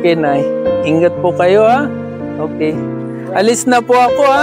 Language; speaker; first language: Filipino; non-native, learner; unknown